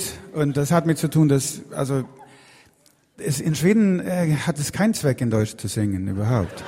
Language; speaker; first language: German; non-native, fluent; Swedish